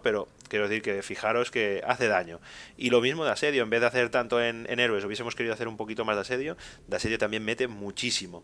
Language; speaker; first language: Spanish; native; Spanish